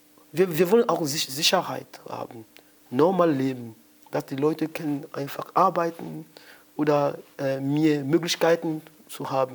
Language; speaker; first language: German; non-native, learner; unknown